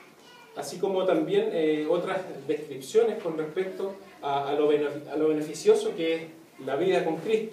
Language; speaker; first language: Spanish; native; Spanish